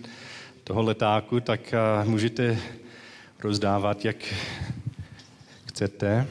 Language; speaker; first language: Czech; non-native, learner; English